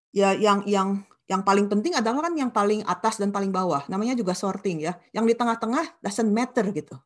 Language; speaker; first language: Indonesian; non-native, local second language; Sundanese